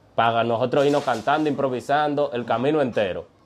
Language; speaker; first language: Spanish; native; Spanish